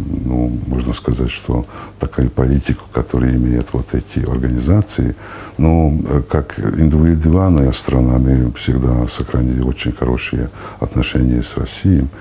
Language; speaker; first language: Russian; non-native, fluent; Hungarian